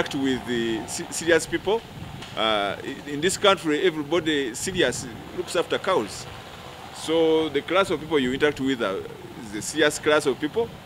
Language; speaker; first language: English; non-native, local second language; Ganda